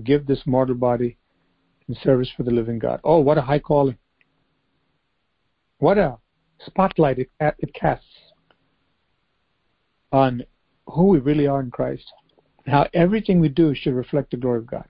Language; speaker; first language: English; native; English